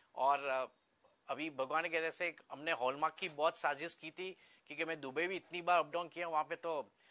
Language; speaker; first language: Hindi; non-native, local second language; Gujarati